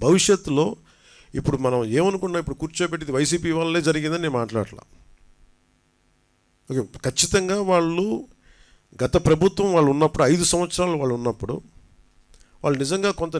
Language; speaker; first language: Telugu; native; Telugu